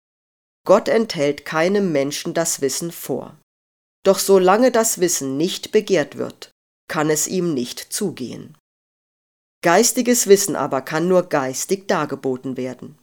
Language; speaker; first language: German; native; German